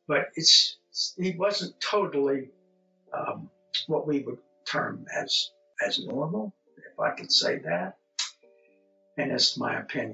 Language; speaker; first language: English; native; English